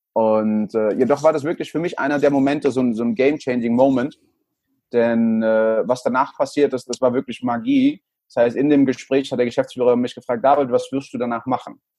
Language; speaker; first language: German; native; German